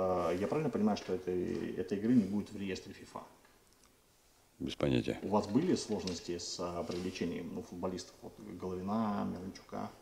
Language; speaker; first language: Russian; native; Russian